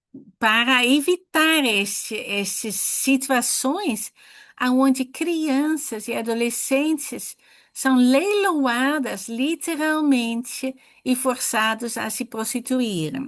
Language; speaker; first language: Portuguese; non-native, fluent; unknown